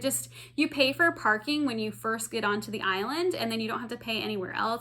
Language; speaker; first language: English; native; English